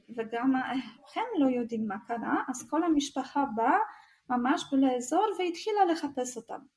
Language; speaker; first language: Hebrew; non-native, fluent; Russian